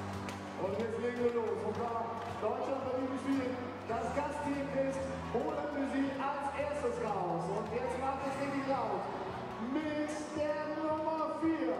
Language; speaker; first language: German; native; German